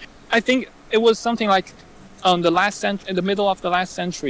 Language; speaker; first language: English; non-native, fluent; Chinese